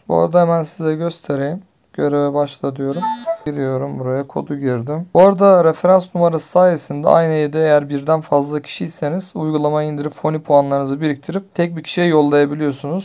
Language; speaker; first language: Turkish; native; Turkish